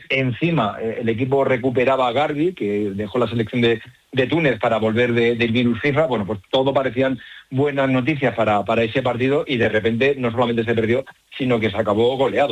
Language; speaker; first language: Spanish; native; Spanish